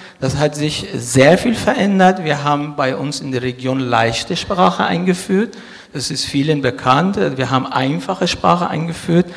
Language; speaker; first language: German; non-native, fluent; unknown